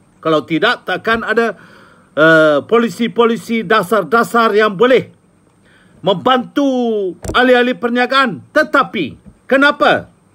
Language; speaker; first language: Malay; non-native, local second language; Tamil